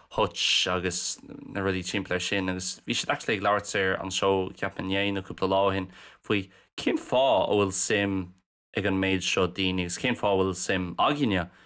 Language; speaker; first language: Irish; non-native, local second language; English